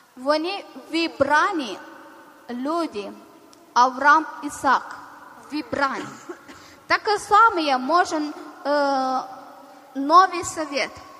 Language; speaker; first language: Ukrainian; non-native, learner; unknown